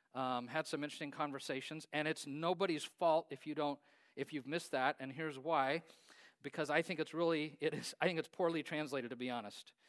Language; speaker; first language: English; native; English